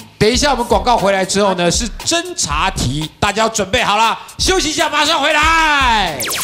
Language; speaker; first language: Chinese; native; Chinese